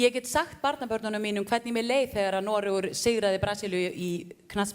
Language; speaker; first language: Icelandic; native; Icelandic